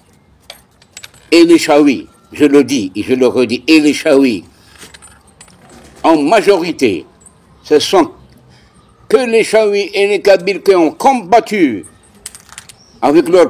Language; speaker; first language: French; non-native, local second language; Kabyle